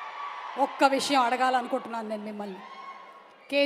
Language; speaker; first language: Telugu; native; Telugu